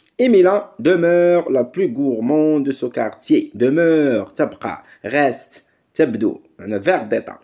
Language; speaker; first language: French; non-native, local second language; Arabic